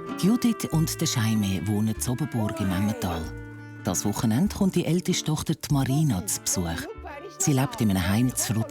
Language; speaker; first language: German; native; German